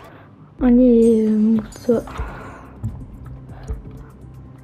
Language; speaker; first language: Dutch; non-native, local second language; French